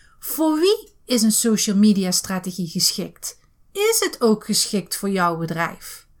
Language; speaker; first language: Dutch; native; Dutch